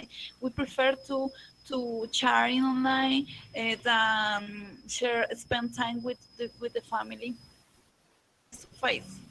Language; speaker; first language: English; non-native, learner; Spanish